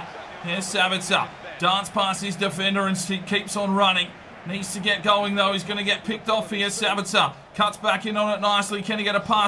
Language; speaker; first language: English; native; English